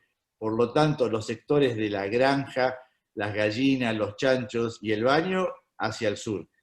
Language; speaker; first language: Spanish; native; Spanish